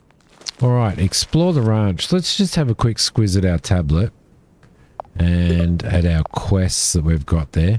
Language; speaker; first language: English; native; English